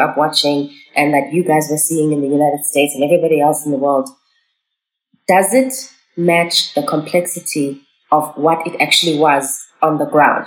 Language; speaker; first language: English; non-native, local second language; Xhosa